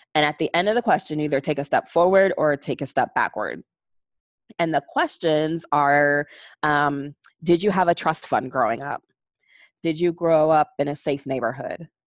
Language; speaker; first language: English; native; English